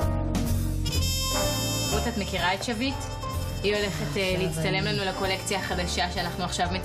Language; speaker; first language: Hebrew; native; Hebrew